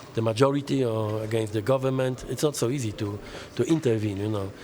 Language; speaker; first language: English; non-native, fluent; Polish